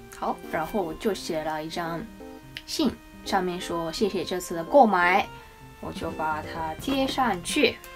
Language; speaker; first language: Chinese; non-native, fluent; Japanese